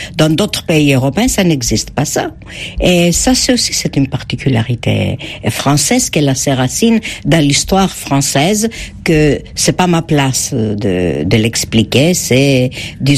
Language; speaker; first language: French; non-native, fluent; Greek